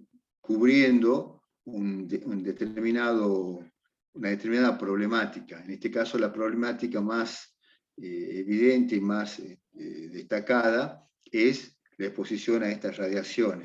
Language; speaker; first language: Spanish; native; Spanish